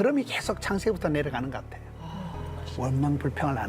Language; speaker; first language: Korean; native; Korean